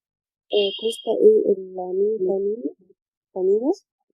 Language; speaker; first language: Italian; non-native, learner; Arabic